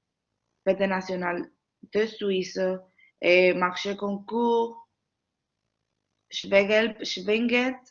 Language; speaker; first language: French; non-native, learner; Spanish